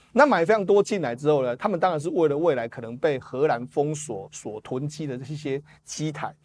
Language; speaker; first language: Chinese; native; Chinese